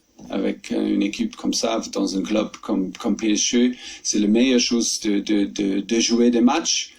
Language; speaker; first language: French; non-native, fluent; German